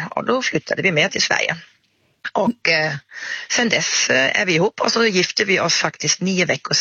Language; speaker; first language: Swedish; non-native, fluent; German